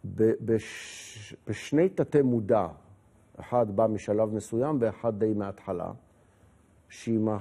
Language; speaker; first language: Hebrew; native; Hebrew